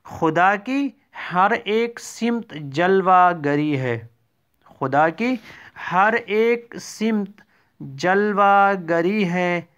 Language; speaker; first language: Urdu; non-native, local second language; Pashto